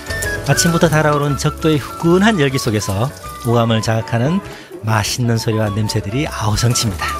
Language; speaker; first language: Korean; native; Korean